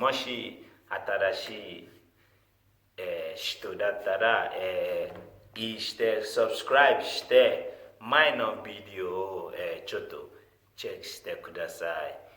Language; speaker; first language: Japanese; non-native, fluent; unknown